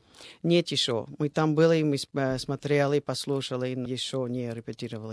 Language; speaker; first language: Russian; non-native, fluent; English